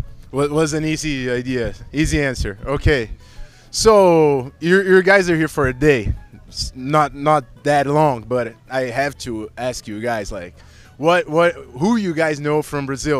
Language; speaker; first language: English; non-native, fluent; Portuguese